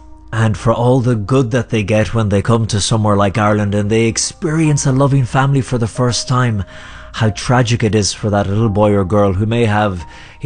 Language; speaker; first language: English; native; English